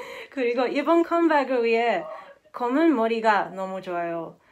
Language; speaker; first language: Korean; non-native, learner; English